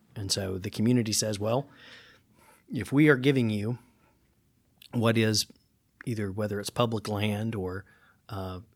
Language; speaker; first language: English; native; English